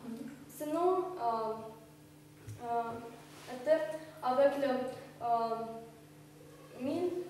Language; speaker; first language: French; non-native, learner; Russian